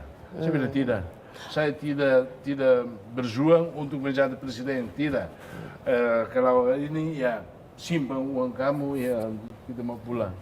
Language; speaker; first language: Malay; non-native, fluent; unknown